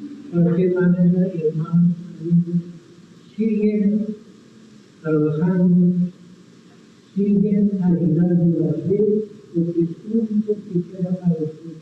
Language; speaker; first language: Spanish; non-native, learner; Persian